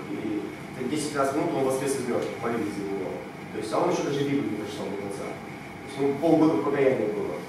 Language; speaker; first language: Russian; non-native, local second language; Romanian